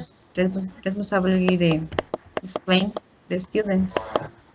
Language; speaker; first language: English; non-native, learner; Spanish